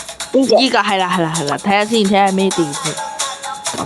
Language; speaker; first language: Chinese; early bilingual, heritage; Cantonese